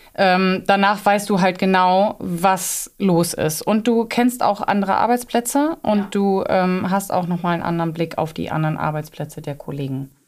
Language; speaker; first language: German; native; German